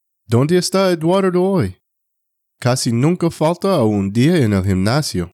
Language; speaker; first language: Spanish; non-native, fluent; English